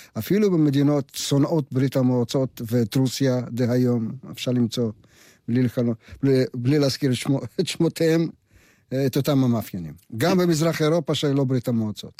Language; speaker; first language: Hebrew; non-native, fluent; Russian